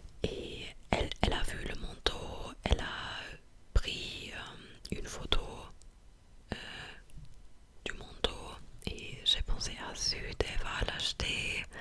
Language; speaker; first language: French; non-native, fluent; German